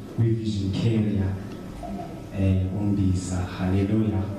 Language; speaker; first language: Zulu; non-native, local second language; Xhosa